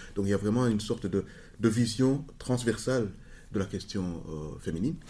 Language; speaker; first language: French; non-native, local second language; Kinyarwanda